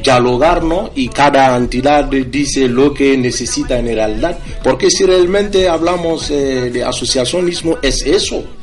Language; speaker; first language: Spanish; non-native, fluent; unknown